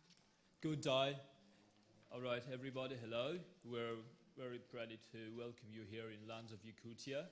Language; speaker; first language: English; non-native, local second language; Russian